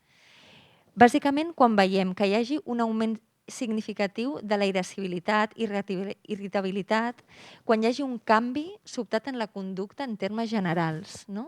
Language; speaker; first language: Catalan; native; Catalan